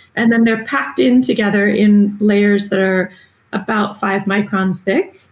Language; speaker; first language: English; native; English